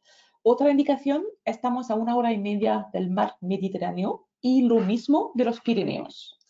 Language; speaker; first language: Spanish; non-native, fluent; French